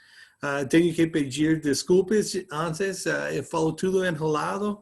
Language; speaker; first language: Portuguese; non-native, fluent; English